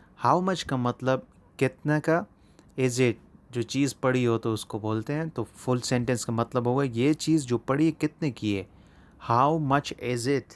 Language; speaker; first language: Urdu; native; Urdu